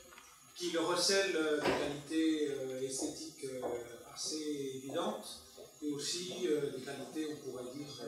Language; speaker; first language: French; native; French